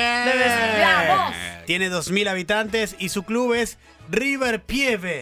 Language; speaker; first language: Spanish; native; Spanish